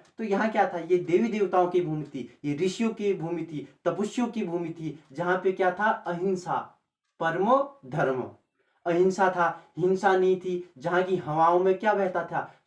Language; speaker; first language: Hindi; native; Hindi